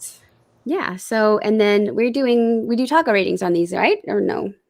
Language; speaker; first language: English; native; English